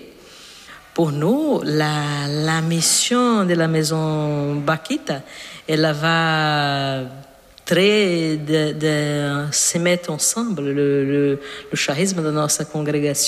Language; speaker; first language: French; non-native, fluent; Portuguese